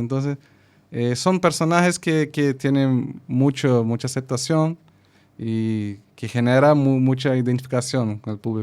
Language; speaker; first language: Spanish; non-native, fluent; Portuguese